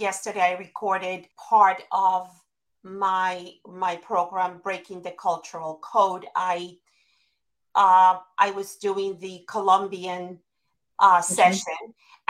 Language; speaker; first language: English; non-native, fluent; Spanish